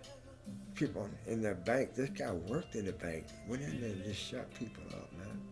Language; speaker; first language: English; native; English